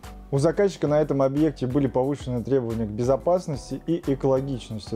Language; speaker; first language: Russian; native; Russian